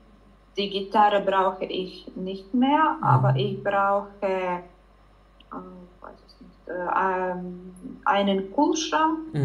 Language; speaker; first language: German; non-native, learner; Croatian